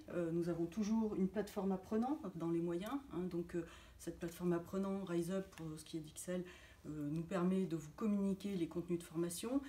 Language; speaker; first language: French; native; French